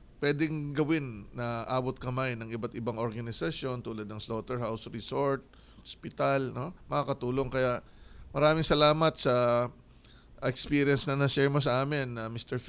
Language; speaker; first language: Filipino; native; Filipino